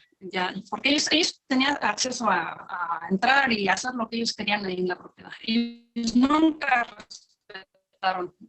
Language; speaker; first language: Spanish; native; Spanish